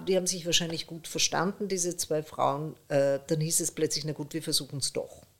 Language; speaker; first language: German; early bilingual, other home language; Persian